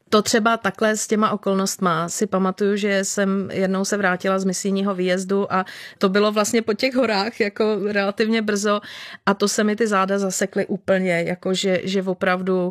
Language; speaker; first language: Czech; native; Czech